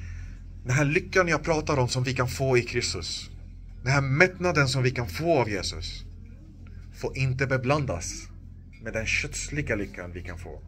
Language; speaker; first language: Swedish; non-native, local second language; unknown